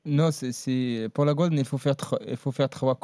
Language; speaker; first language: French; non-native, learner; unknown